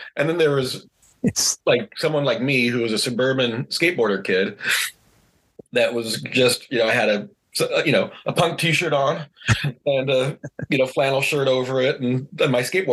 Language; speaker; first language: English; native; English